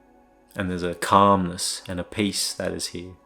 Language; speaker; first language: English; native; English